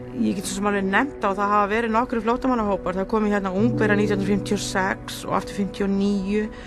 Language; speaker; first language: Icelandic; native; Icelandic